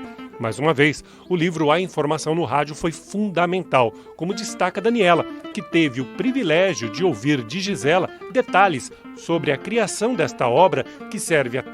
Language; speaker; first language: Portuguese; native; Portuguese